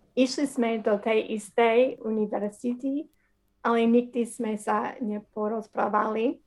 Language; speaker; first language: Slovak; non-native, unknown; English